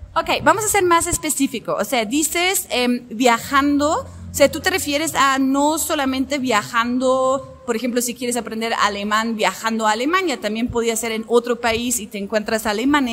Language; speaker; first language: Spanish; non-native, fluent; German